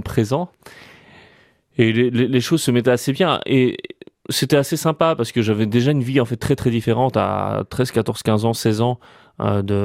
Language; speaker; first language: French; native; French